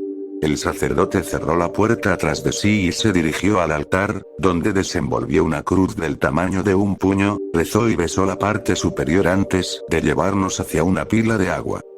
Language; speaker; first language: Spanish; native; Spanish